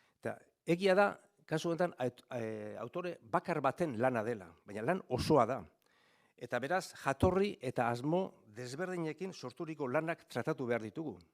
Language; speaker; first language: Basque; native; Basque